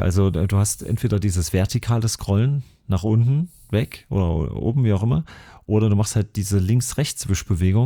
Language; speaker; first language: German; native; German